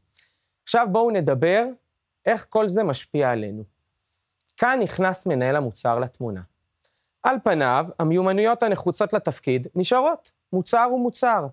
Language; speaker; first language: Hebrew; native; Hebrew